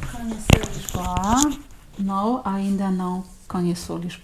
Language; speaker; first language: Portuguese; non-native, learner; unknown